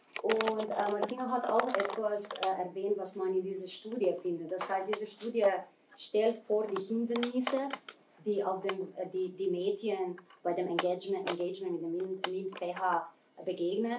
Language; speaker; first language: German; non-native, fluent; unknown